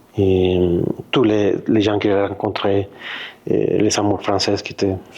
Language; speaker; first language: French; non-native, fluent; Spanish